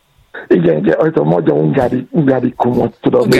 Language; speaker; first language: Hungarian; non-native, fluent; Yoruba